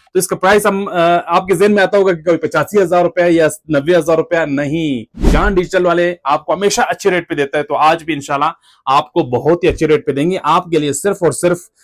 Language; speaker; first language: Urdu; non-native, local second language; Punjabi